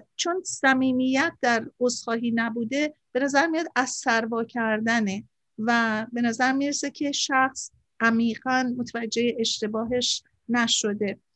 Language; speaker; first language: Persian; native; Persian